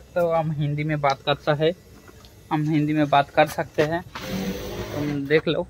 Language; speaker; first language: Hindi; non-native, local second language; Bangla